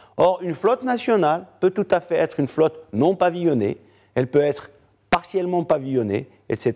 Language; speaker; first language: French; non-native, local second language; Arabic